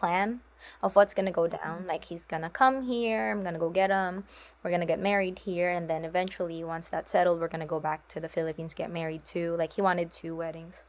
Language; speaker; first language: English; non-native, local second language; Filipino